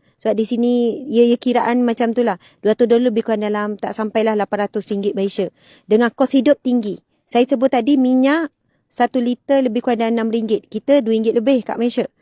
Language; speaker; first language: Malay; native; Malay